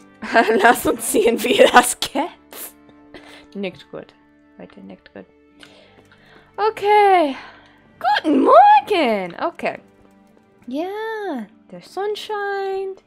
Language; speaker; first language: German; non-native, learner; English